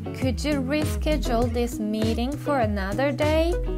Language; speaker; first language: English; non-native, fluent; Japanese